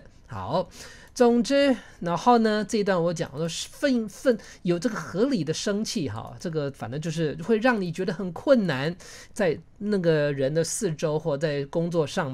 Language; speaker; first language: Chinese; native; Chinese